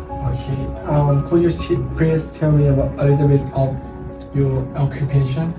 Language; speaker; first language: English; non-native, learner; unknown